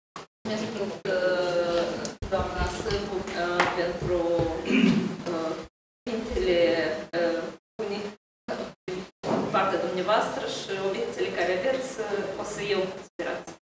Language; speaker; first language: Romanian; non-native, local second language; Russian